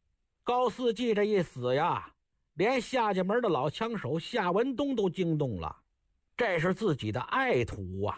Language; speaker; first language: Chinese; native; Chinese